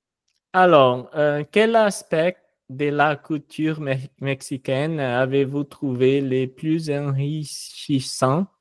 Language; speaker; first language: French; non-native, fluent; Portuguese